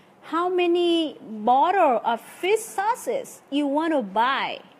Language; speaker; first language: English; non-native, fluent; Vietnamese